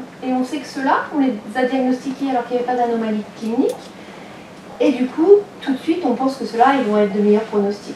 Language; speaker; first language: French; native; French